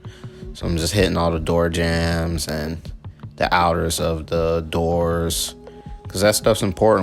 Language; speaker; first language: English; native; English